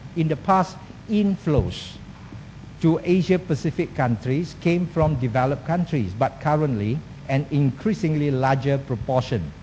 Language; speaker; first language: English; non-native, local second language; Malay